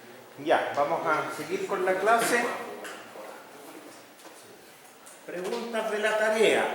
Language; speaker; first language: Spanish; native; Spanish